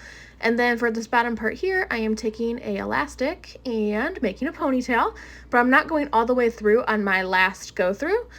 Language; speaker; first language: English; native; English